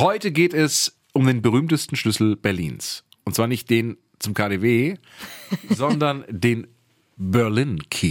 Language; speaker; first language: German; native; German